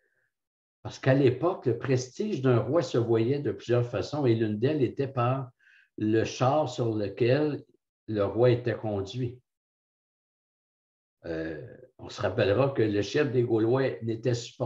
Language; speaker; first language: French; native; French